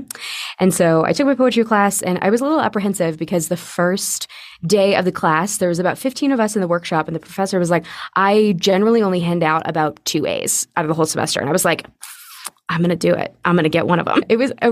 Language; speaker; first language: English; native; English